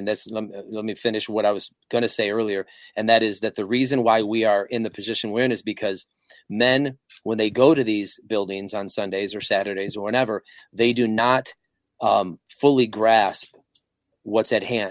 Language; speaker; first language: English; native; English